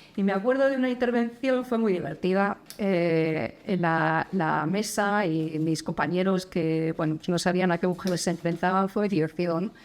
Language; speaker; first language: Spanish; native; Spanish